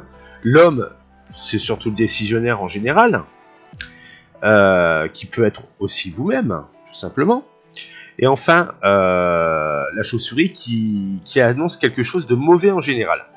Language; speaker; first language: French; native; French